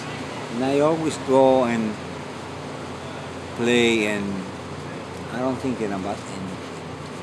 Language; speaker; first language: English; non-native, fluent; Spanish